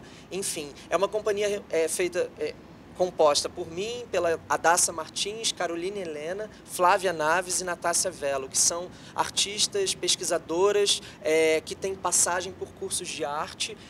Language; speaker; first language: Portuguese; native; Portuguese